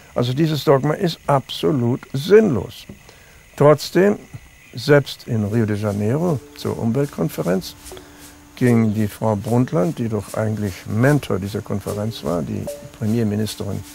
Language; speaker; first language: German; early bilingual, heritage; German